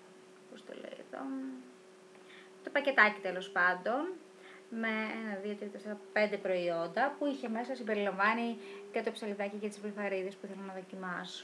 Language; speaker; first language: Greek; native; Greek